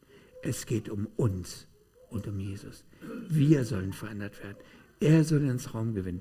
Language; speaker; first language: German; native; German